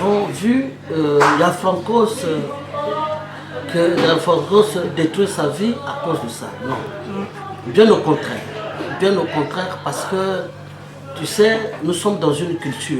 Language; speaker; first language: French; non-native, local second language; Lingala